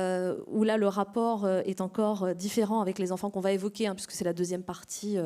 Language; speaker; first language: French; native; French